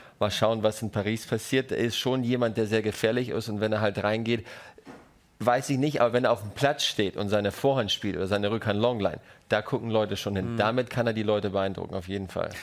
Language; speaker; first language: German; early bilingual, other home language; Russian